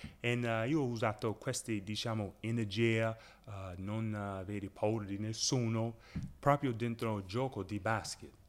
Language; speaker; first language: Italian; non-native, learner; English